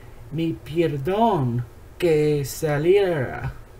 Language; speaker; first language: Spanish; non-native, learner; English